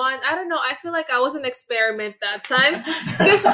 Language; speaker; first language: English; non-native, local second language; Filipino